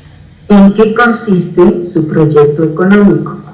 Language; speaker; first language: Spanish; native; Spanish